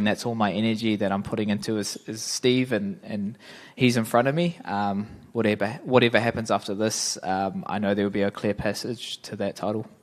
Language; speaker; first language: English; native; English